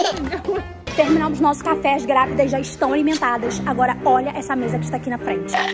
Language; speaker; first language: Portuguese; native; Portuguese